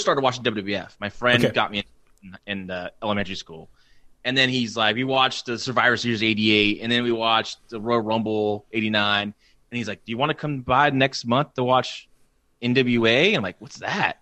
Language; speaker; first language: English; native; English